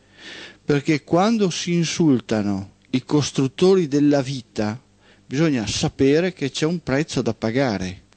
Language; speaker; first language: Italian; native; Italian